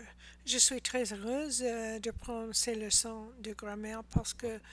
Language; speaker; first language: French; non-native, learner; English